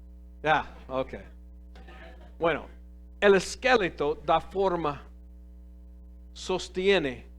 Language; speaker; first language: Spanish; non-native, fluent; English